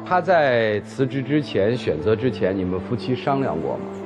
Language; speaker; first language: Chinese; native; Chinese